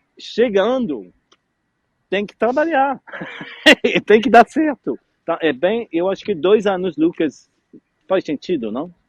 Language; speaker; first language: Portuguese; non-native, fluent; French